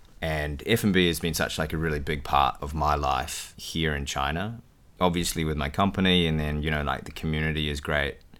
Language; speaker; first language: English; native; English